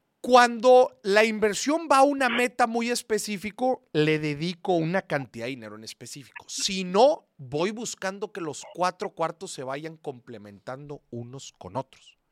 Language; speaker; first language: Spanish; native; Spanish